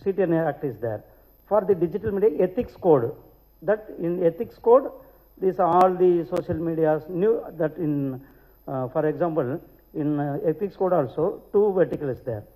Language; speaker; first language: English; non-native, local second language; Tamil